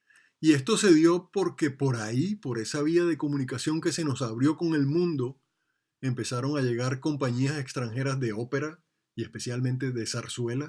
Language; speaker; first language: Spanish; native; Spanish